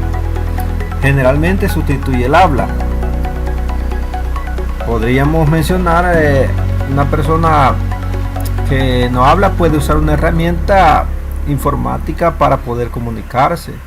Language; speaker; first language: Spanish; native; Spanish